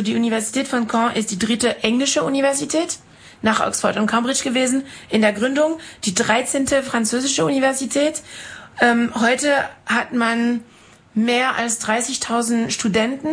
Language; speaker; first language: German; non-native, fluent; French